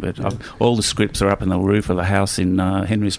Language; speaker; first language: English; native; English